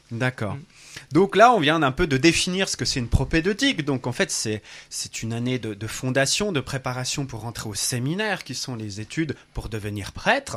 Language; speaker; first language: French; native; French